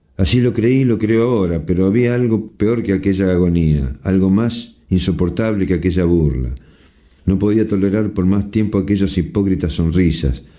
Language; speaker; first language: Spanish; native; Spanish